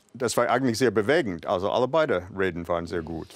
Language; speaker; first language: German; non-native, fluent; English